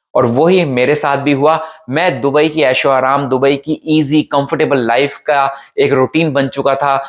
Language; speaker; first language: Hindi; native; Hindi